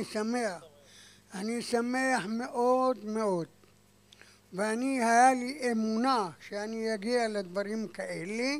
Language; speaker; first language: Hebrew; non-native, fluent; Arabic